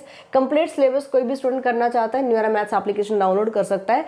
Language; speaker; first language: Hindi; native; Hindi